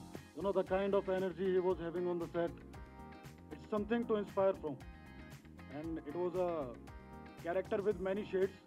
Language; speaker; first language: Telugu; non-native, learner; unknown